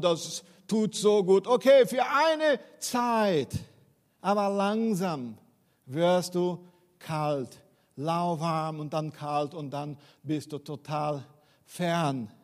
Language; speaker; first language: German; non-native, fluent; Portuguese